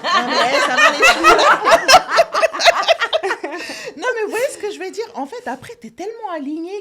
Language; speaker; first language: French; native; French